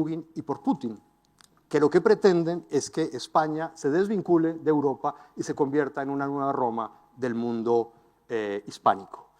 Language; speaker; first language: Spanish; native; Spanish